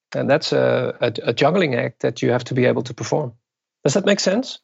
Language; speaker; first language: English; non-native, fluent; Dutch